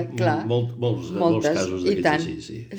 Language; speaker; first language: Catalan; native; Catalan